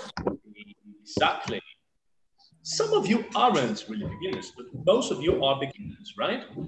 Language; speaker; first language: English; non-native, fluent; Portuguese